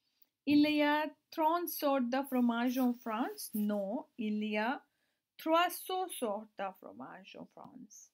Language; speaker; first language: French; non-native, learner; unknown